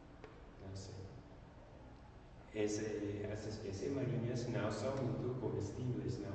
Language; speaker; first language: Portuguese; non-native, learner; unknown